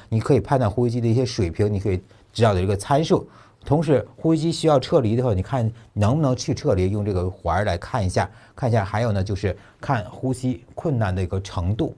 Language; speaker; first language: Chinese; native; Chinese